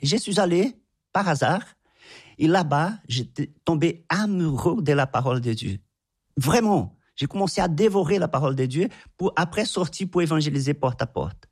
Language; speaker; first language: French; non-native, fluent; Portuguese